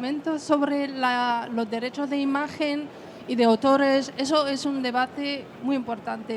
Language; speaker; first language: Spanish; non-native, fluent; French